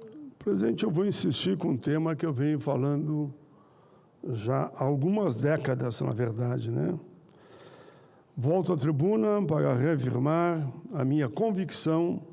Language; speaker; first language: Portuguese; native; Portuguese